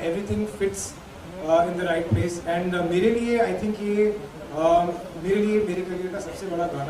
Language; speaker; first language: Hindi; native; Hindi